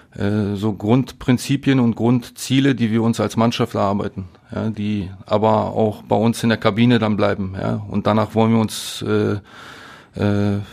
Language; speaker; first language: German; native; German